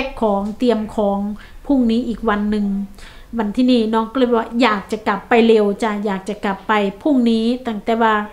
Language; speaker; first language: Thai; non-native, local second language; Lao